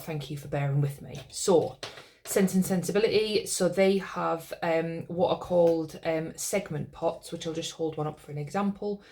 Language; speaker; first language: English; native; English